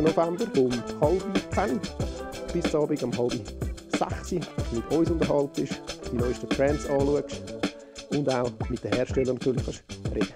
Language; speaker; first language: German; native; German